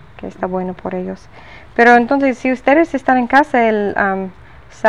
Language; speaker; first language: Spanish; non-native, learner; English